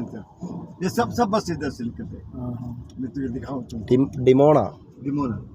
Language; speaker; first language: Hindi; non-native, local second language; Malayalam